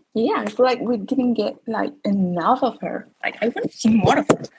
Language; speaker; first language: English; non-native, fluent; Spanish